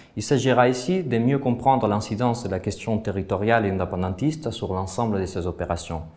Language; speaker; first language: French; non-native, fluent; Spanish